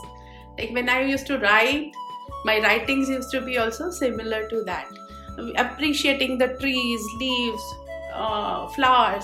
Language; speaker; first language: English; non-native, local second language; Hindi